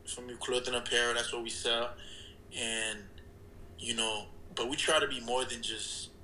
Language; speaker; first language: English; early bilingual, other home language; Haitian Creole